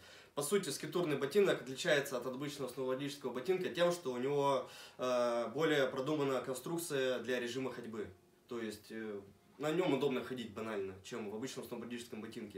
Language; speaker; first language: Russian; native; Russian